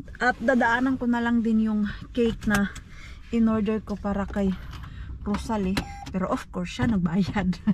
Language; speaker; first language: Filipino; native; Filipino